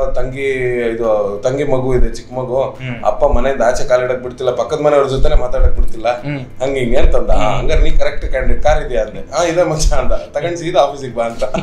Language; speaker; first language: Kannada; native; Kannada